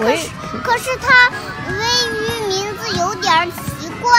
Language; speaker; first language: Chinese; non-native, local second language; Uyghur